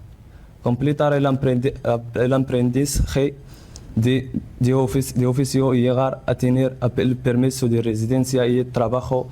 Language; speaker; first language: Spanish; non-native, learner; Central Atlas Tamazight